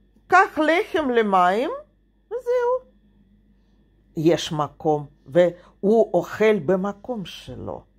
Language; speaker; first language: Hebrew; non-native, fluent; Russian